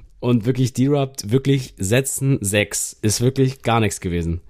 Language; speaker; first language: German; native; German